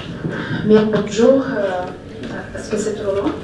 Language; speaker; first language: French; non-native, fluent; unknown